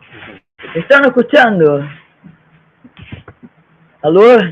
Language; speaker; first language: Spanish; non-native, learner; Portuguese